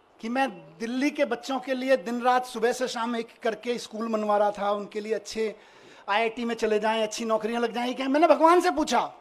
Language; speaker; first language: Hindi; native; Hindi